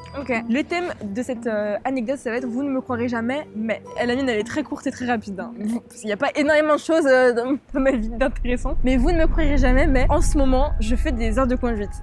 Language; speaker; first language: French; early bilingual, other home language; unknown